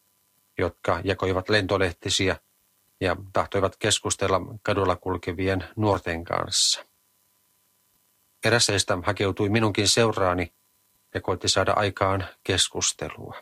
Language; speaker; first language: Finnish; native; Finnish